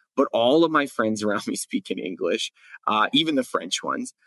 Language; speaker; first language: English; native; English